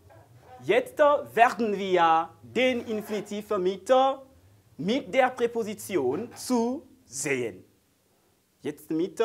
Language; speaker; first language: German; non-native, learner; French